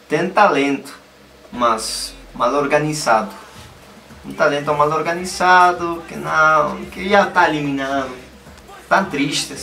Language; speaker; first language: Portuguese; non-native, fluent; Spanish